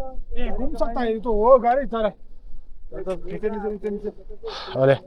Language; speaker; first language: Hindi; non-native, local second language; Mizo